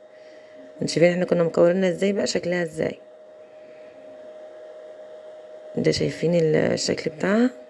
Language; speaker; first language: Arabic; native; Arabic